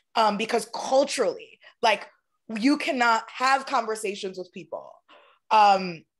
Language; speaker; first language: English; native; English